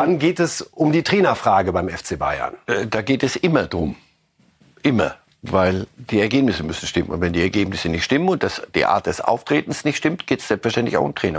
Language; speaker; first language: German; native; German